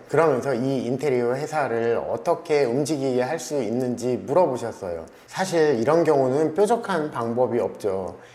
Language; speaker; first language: Korean; native; Korean